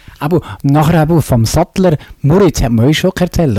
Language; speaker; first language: German; native; German